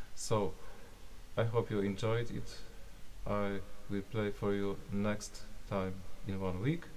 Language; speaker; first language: English; non-native, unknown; Polish